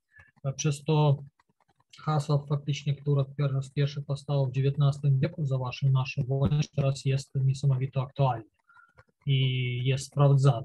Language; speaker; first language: Polish; non-native, learner; Ukrainian